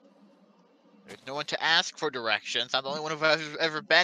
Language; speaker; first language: English; native; English